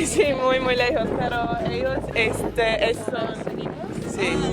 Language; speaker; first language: Spanish; non-native, learner; English